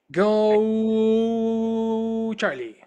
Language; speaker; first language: English; non-native, fluent; Spanish